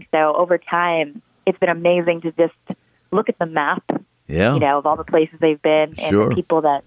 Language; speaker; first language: English; native; English